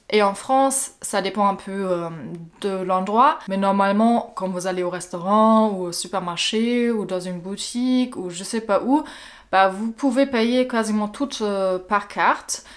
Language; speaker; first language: French; non-native, fluent; German